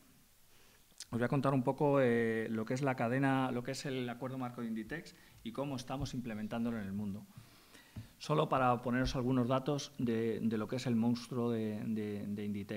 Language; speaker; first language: Spanish; native; Spanish